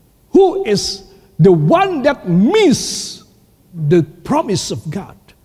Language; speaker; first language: English; non-native, fluent; Indonesian